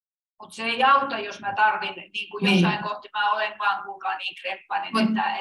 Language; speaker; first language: Finnish; native; Finnish